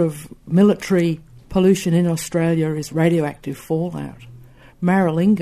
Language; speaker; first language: English; native; English